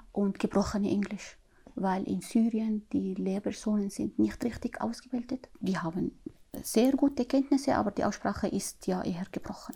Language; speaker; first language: German; non-native, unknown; Arabic